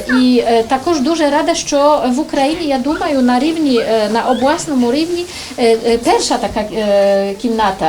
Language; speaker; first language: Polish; non-native, learner; Ukrainian